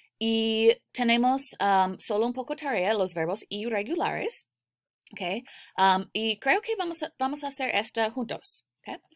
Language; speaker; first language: Spanish; non-native, learner; English